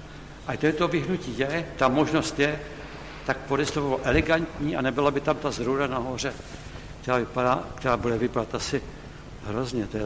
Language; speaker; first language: Czech; native; Czech